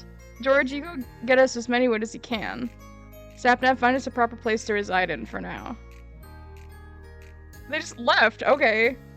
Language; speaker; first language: English; native; English